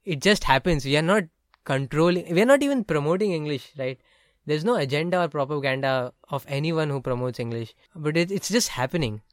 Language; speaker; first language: English; non-native, local second language; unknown